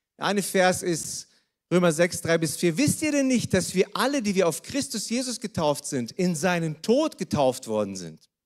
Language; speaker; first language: German; early bilingual, other home language; Russian